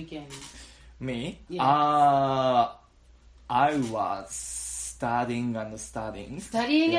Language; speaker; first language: English; non-native, learner; Japanese